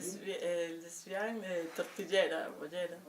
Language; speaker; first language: French; non-native, learner; Spanish